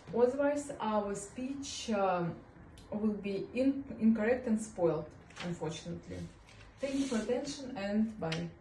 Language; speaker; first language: English; non-native, fluent; Russian